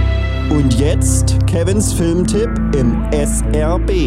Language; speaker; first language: German; native; German